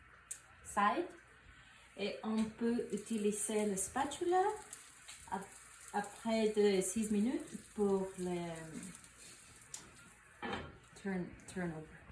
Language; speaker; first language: French; non-native, learner; Spanish